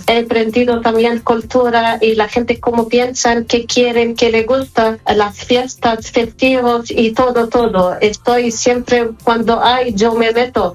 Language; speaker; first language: Spanish; non-native, fluent; Arabic